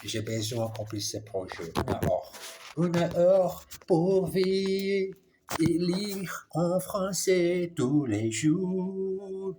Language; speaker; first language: French; non-native, learner; English